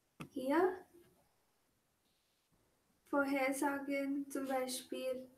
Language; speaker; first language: German; non-native, learner; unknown